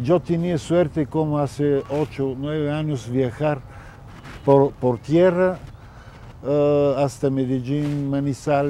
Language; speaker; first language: Spanish; non-native, fluent; Bulgarian